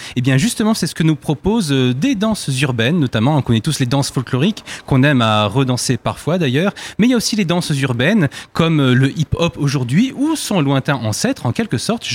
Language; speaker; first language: French; native; French